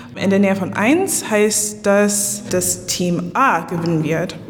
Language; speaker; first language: German; non-native, fluent; English